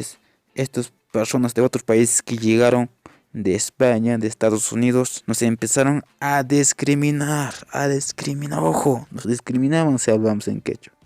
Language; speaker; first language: Spanish; non-native, local second language; Quechua